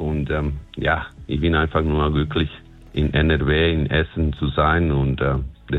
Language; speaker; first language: German; non-native, fluent; Spanish